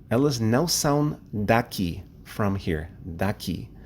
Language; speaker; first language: Portuguese; non-native, fluent; English